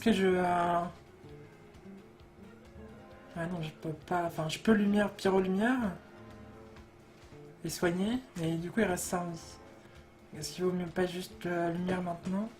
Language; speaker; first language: French; native; French